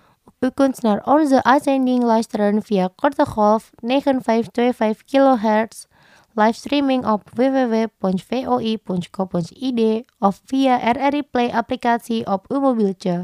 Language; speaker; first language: Dutch; non-native, fluent; Indonesian